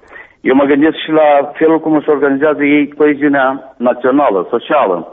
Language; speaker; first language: Romanian; native; Romanian